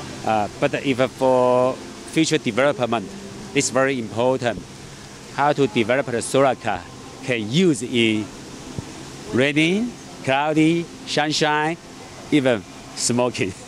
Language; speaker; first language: English; non-native, learner; Chinese